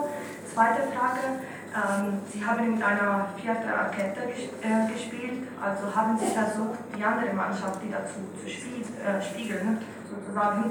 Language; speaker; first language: German; non-native, fluent; Italian